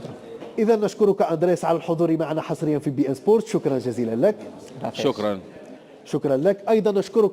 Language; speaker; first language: Arabic; native; Arabic